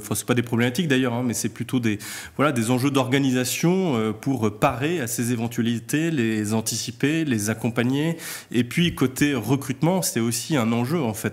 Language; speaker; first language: French; native; French